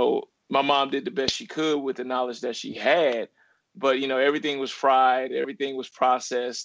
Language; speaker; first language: English; native; English